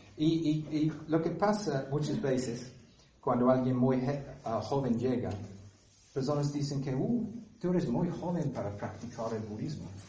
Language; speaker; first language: Spanish; non-native, fluent; English